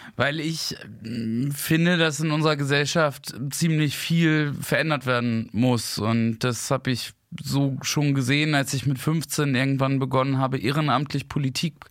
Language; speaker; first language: German; native; German